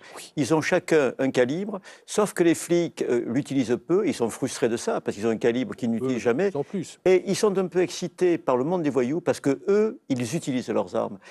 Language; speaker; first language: French; native; French